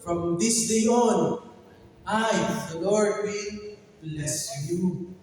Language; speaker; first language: English; non-native, local second language; Filipino